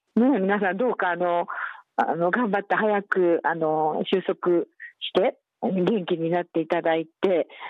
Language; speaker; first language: Japanese; native; Japanese